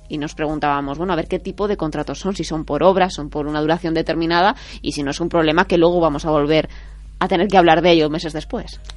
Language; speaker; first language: Spanish; native; Spanish